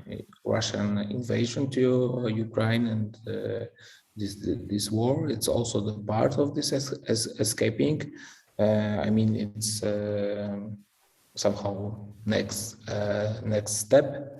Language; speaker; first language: English; non-native, fluent; Polish